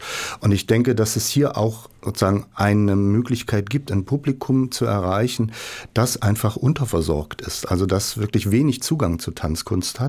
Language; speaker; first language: German; native; German